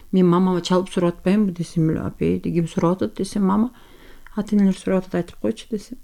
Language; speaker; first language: Kyrgyz; non-native, local second language; Turkish